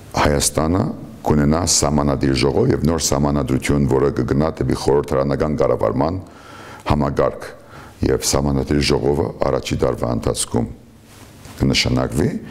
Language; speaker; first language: Armenian; early bilingual, heritage; Armenian